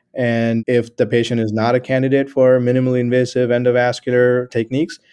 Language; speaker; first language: English; non-native, local second language; Gujarati